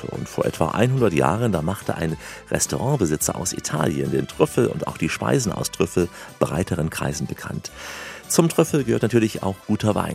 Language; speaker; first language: German; native; German